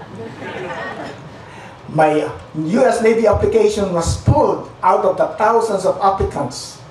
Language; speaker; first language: English; non-native, local second language; Filipino